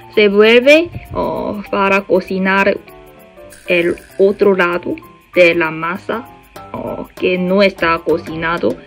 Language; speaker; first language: Spanish; non-native, learner; Korean